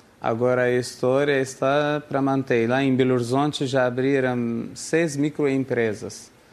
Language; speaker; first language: Portuguese; non-native, fluent; Arabic